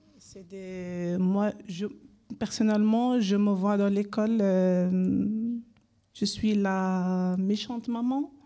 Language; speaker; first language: French; non-native, learner; Arabic